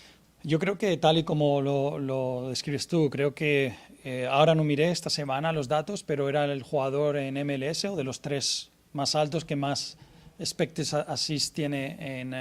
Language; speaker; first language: Spanish; native; Spanish